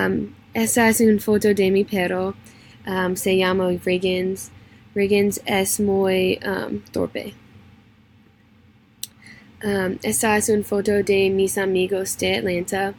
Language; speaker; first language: Spanish; non-native, learner; English